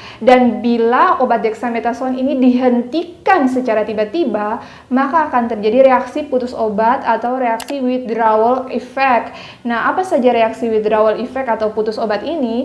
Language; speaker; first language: Indonesian; native; Indonesian